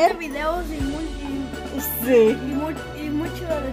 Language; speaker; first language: Spanish; early bilingual, heritage; Spanish